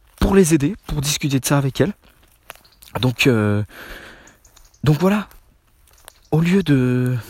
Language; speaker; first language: French; native; French